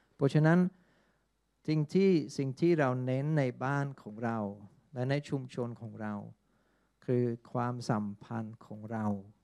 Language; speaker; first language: Thai; non-native, fluent; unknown